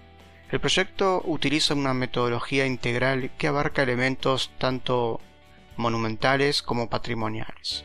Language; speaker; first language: Spanish; native; Spanish